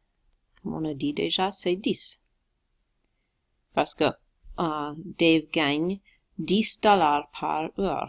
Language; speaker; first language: French; non-native, local second language; English